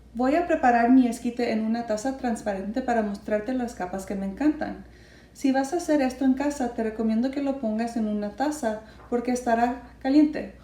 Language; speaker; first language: Spanish; early bilingual, heritage; Spanish